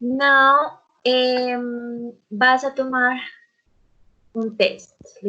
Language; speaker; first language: Spanish; native; Spanish